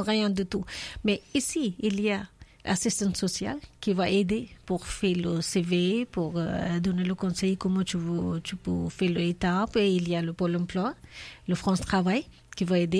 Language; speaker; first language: French; non-native, learner; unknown